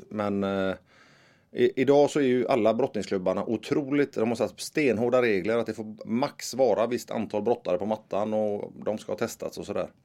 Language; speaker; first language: Swedish; native; Swedish